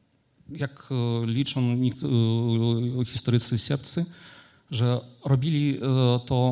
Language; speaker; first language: Polish; non-native, fluent; Ukrainian